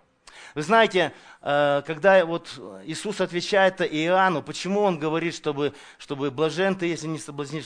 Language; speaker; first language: Russian; native; Russian